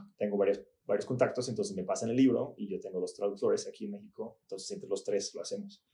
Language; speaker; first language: Spanish; early bilingual, other home language; English